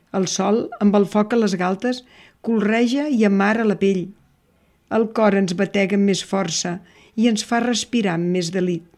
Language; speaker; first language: Catalan; native; Catalan